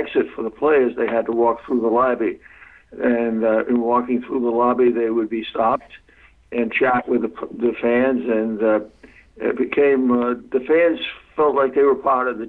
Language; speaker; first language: English; native; English